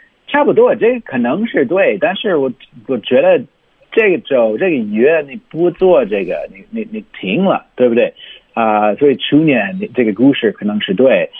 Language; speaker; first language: Chinese; non-native, learner; English